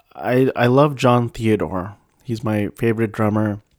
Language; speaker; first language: English; native; English